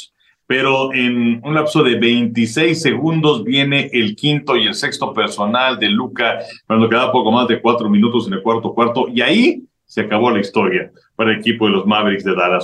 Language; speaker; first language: Spanish; native; Spanish